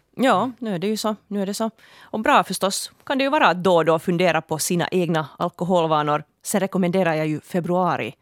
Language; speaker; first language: Swedish; native; Swedish